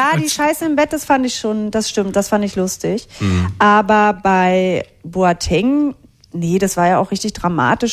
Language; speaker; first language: German; native; German